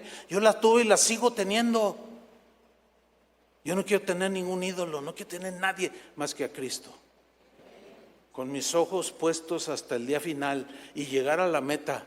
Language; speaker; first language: Spanish; native; Spanish